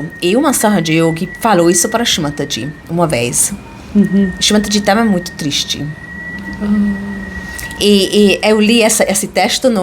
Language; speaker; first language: Portuguese; non-native, fluent; Hungarian